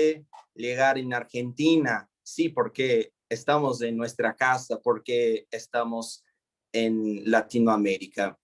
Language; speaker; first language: Spanish; non-native, fluent; Portuguese